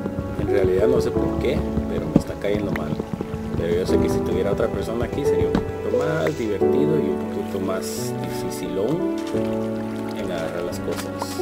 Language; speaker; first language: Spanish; early bilingual, heritage; Spanish